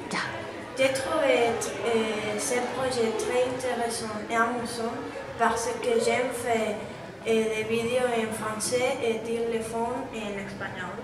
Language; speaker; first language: French; non-native, learner; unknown